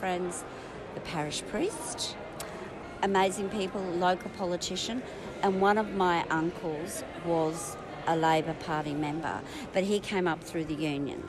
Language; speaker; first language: English; native; English